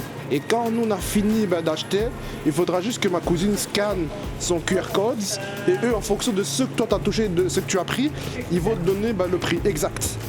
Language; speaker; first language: French; native; French